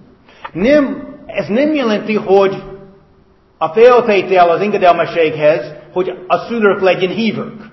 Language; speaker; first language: Hungarian; non-native, fluent; English